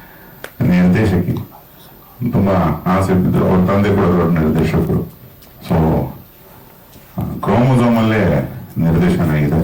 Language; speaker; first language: Kannada; native; Kannada